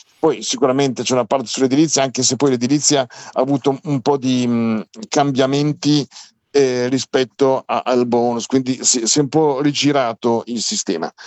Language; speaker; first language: Italian; native; Italian